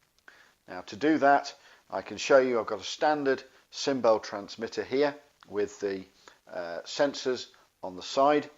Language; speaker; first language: English; native; English